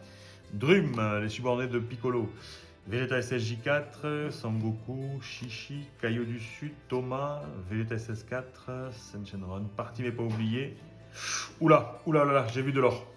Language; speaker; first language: French; native; French